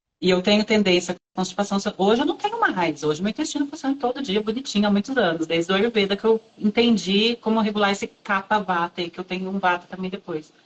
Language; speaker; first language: Portuguese; native; Portuguese